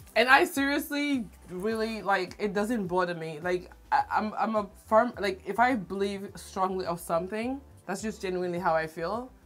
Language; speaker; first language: English; non-native, local second language; Wolof